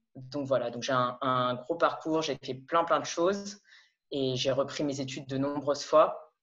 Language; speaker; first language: French; native; French